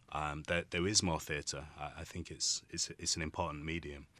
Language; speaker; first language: English; native; English